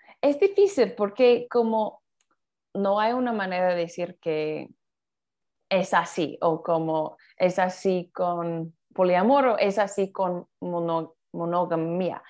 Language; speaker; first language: Spanish; non-native, fluent; English